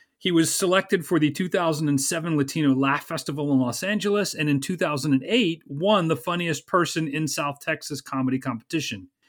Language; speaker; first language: English; native; English